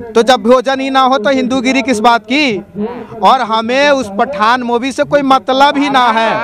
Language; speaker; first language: Hindi; native; Hindi